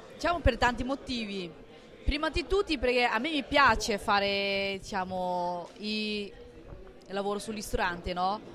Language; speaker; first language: Italian; non-native, learner; Chinese